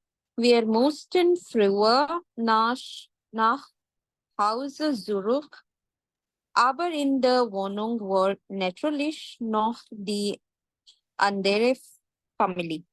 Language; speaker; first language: German; non-native, learner; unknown